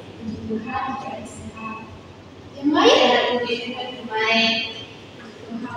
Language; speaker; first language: Indonesian; native; Indonesian